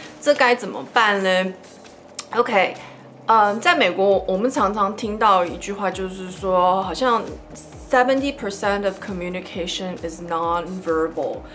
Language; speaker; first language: Chinese; early bilingual, heritage; Chinese